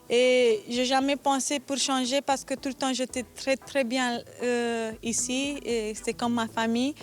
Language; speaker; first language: French; non-native, learner; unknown